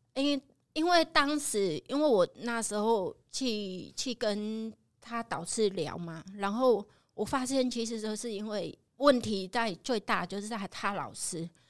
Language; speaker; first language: Chinese; non-native, fluent; Khmer